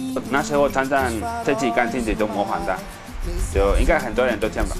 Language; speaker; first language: Chinese; non-native, fluent; Spanish